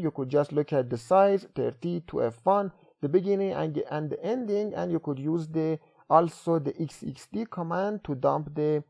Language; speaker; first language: English; non-native, fluent; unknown